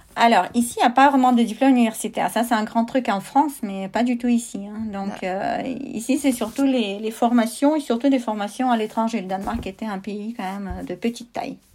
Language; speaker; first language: French; non-native, fluent; Russian